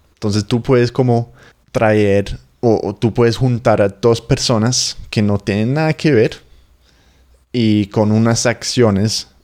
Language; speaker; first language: Spanish; non-native, fluent; English